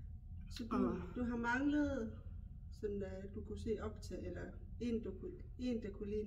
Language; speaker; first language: Danish; non-native, local second language; Kalaallisut